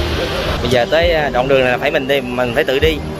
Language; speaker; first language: Vietnamese; native; Vietnamese